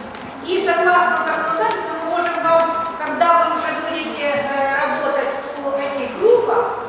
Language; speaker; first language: Russian; non-native, local second language; Ukrainian